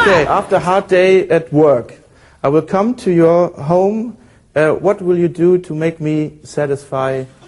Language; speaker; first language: English; non-native, fluent; German